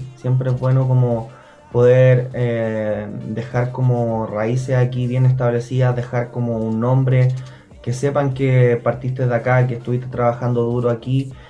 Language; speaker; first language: Spanish; native; Spanish